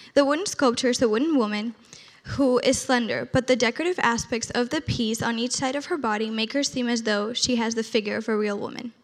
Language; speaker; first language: English; early bilingual, other home language; Spanish